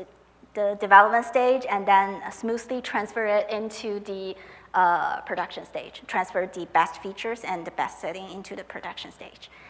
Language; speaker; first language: English; non-native, fluent; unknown